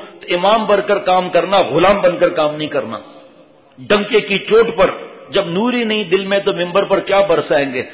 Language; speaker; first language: Urdu; native; Urdu